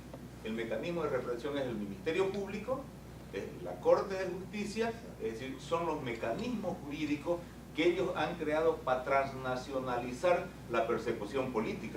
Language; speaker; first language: Spanish; native; Spanish